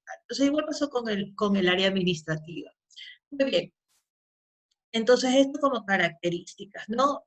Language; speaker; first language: Spanish; native; Spanish